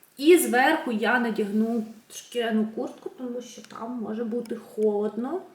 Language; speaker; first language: Ukrainian; native; Ukrainian